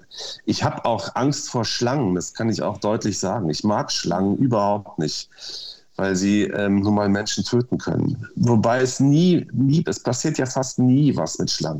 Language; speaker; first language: German; native; German